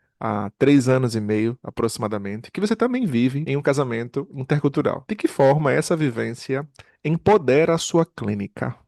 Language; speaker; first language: Portuguese; native; Portuguese